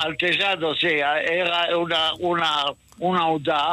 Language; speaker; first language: Spanish; early bilingual, heritage; Ladino